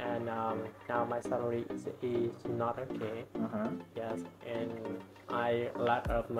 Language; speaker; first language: English; non-native, learner; Vietnamese